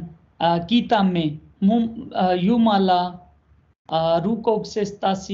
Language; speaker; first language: Finnish; non-native, learner; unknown